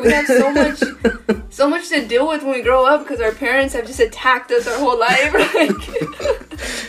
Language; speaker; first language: English; early bilingual, other home language; Spanish